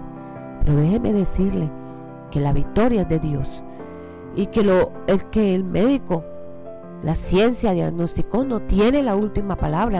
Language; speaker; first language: Spanish; native; Spanish